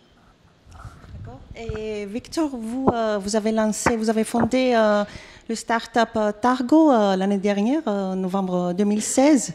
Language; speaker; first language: French; non-native, fluent; Greek